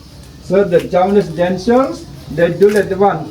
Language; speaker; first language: English; non-native, learner; Indonesian